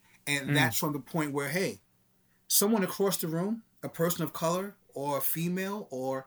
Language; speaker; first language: English; native; English